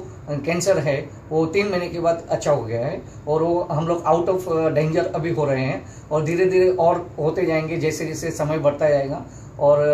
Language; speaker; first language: Hindi; native; Hindi